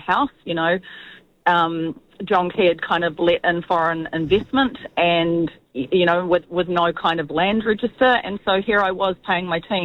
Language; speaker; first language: English; native; English